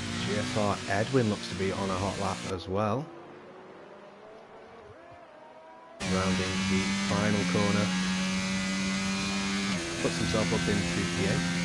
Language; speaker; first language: English; native; English